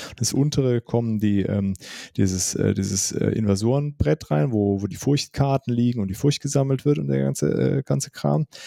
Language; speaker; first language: German; native; German